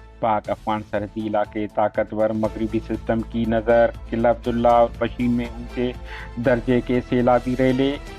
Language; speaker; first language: Urdu; non-native, local second language; Baluchi